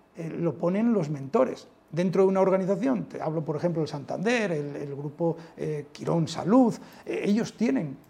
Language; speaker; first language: Spanish; native; Spanish